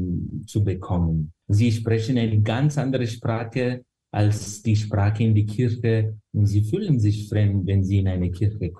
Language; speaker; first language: German; non-native, fluent; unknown